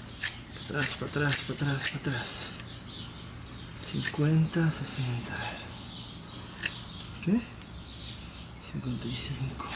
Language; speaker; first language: Spanish; native; Spanish